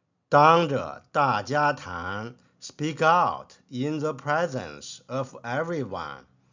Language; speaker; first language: English; non-native, fluent; Chinese